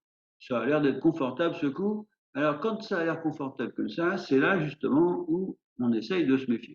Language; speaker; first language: French; native; French